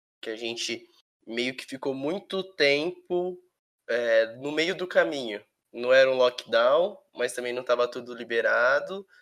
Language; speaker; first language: Portuguese; native; Portuguese